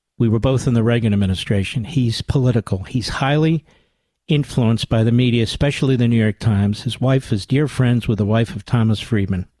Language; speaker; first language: English; native; English